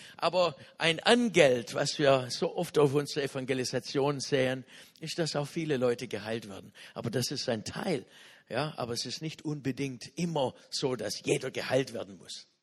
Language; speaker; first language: German; non-native, fluent; English